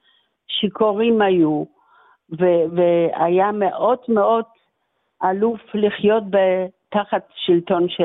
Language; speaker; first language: Hebrew; non-native, fluent; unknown